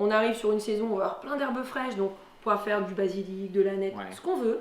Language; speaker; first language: French; native; French